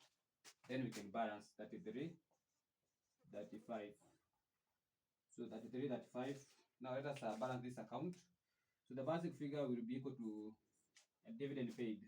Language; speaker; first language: English; non-native, local second language; Swahili